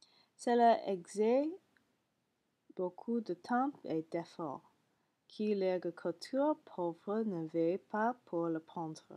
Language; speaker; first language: French; non-native, learner; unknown